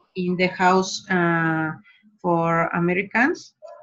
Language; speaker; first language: English; non-native, learner; Spanish